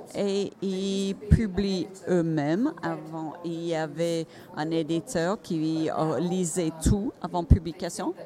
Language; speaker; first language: French; non-native, fluent; Finnish